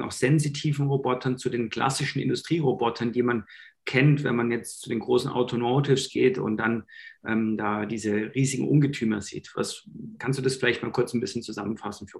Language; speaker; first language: German; native; German